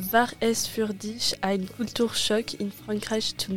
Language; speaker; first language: German; non-native, learner; French